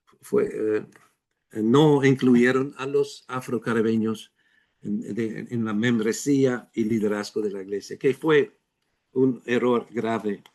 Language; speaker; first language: Spanish; non-native, fluent; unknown